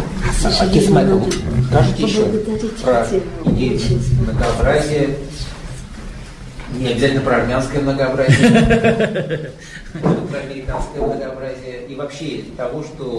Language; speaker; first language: Russian; native; Russian